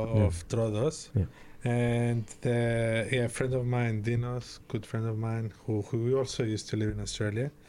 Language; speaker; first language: English; early bilingual, other home language; Greek